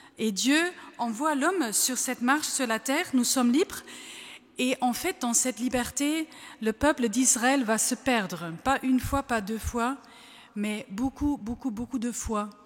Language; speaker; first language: French; non-native, fluent; German